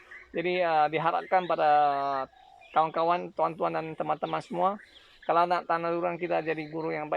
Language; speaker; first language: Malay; non-native, local second language; Chinese